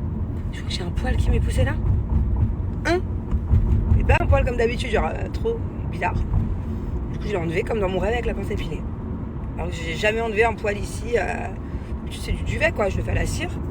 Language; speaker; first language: French; native; French